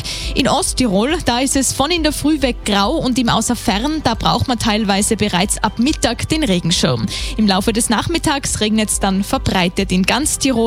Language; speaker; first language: German; native; German